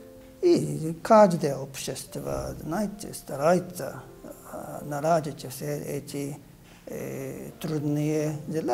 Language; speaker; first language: Russian; non-native, fluent; Japanese